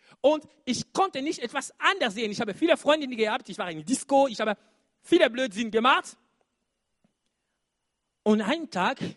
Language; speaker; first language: German; non-native, fluent; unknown